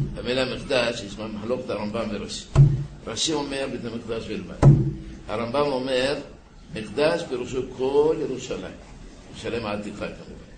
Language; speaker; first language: Hebrew; early bilingual, other home language; Arabic